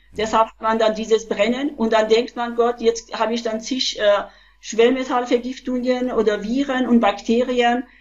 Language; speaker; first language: German; non-native, fluent; Persian